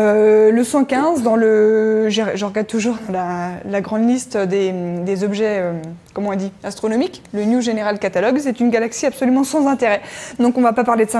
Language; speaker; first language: French; native; French